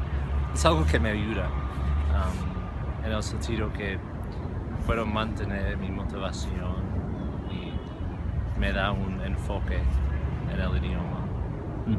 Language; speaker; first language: Spanish; non-native, learner; English